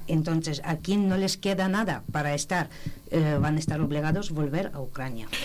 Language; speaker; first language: Spanish; non-native, fluent; Ukrainian